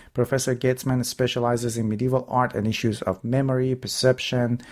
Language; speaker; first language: English; non-native, fluent; Persian